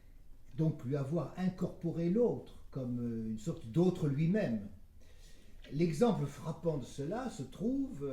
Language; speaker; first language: French; native; French